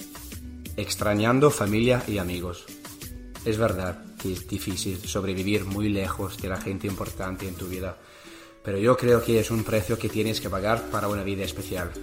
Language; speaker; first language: Spanish; non-native, learner; English